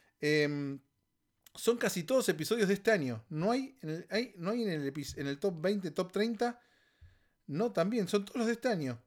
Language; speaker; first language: Spanish; native; Spanish